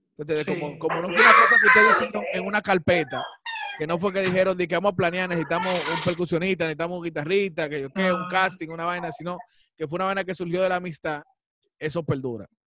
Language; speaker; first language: Spanish; native; Spanish